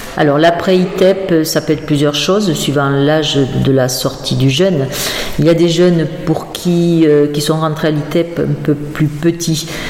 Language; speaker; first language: French; native; French